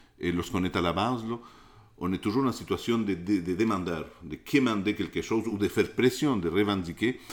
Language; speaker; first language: French; non-native, fluent; Spanish